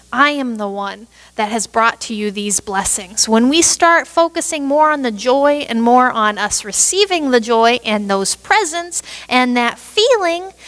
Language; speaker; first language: English; native; English